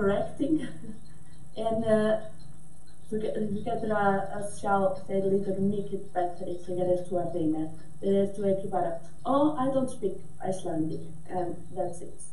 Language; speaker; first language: Icelandic; non-native, learner; Portuguese